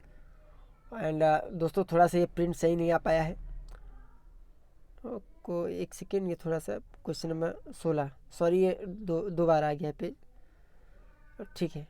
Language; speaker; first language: Hindi; native; Hindi